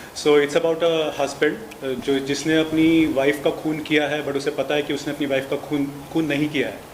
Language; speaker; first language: Hindi; native; Hindi